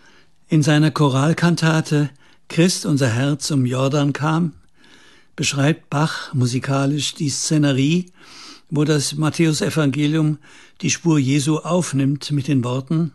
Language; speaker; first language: German; native; German